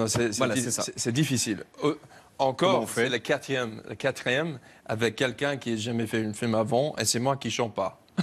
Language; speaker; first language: French; non-native, learner; English